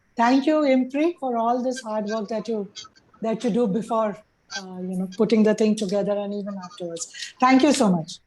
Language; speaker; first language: English; non-native, local second language; Hindi